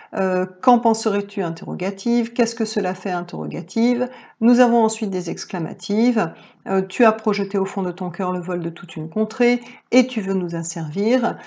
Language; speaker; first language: French; native; French